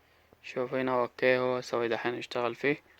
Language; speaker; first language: Arabic; non-native, learner; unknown